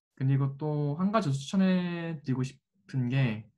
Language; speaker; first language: Korean; native; Korean